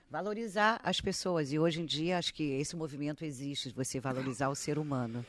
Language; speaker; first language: Portuguese; native; Portuguese